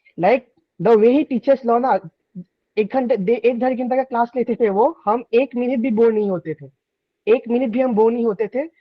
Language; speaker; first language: Hindi; non-native, local second language; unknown